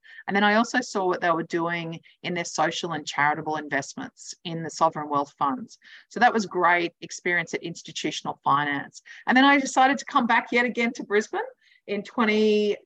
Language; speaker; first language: English; native; English